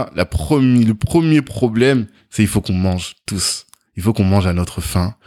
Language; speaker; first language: French; native; French